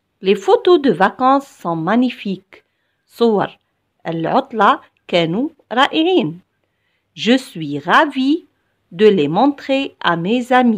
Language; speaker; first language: French; non-native, local second language; Arabic